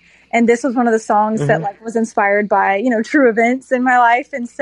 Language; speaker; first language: English; native; English